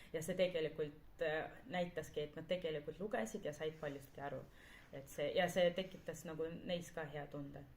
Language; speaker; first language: Estonian; non-native, local second language; Russian